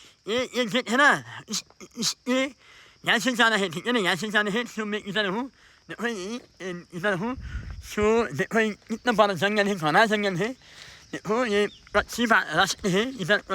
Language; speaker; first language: Hindi; non-native, fluent; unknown